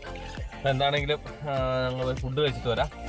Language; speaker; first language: Malayalam; native; Malayalam